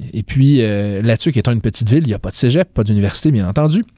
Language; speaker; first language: French; native; French